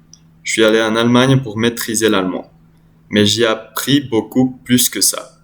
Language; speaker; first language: French; non-native, learner; English